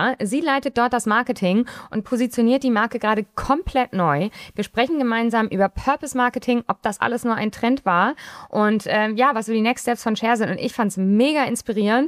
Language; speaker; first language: German; native; German